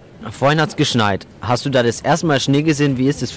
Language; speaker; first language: German; native; German